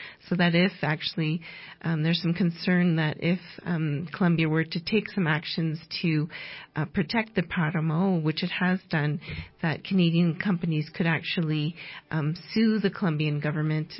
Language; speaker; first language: English; native; English